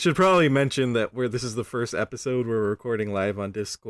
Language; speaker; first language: English; native; English